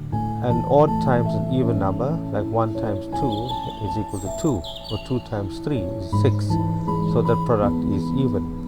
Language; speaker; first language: English; native; English